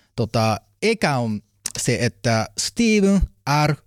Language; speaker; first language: Finnish; non-native, fluent; Japanese